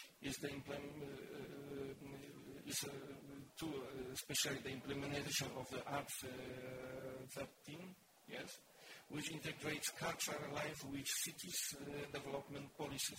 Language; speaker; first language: English; non-native, learner; Polish